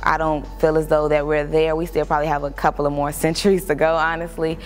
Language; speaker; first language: English; native; English